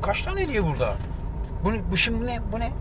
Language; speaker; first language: Turkish; native; Turkish